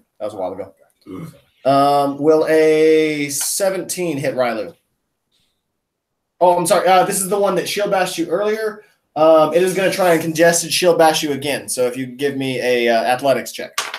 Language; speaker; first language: English; native; English